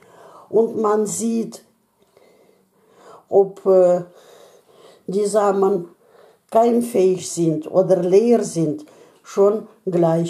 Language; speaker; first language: German; non-native, learner; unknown